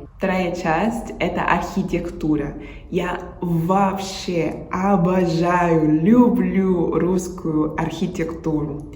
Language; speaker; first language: Russian; non-native, learner; Spanish